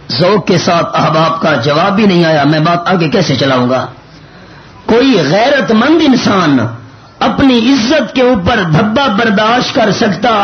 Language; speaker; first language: Urdu; non-native, local second language; Punjabi